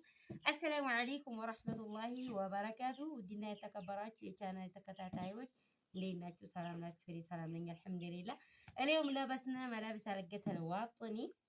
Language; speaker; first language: Arabic; early bilingual, other home language; Amharic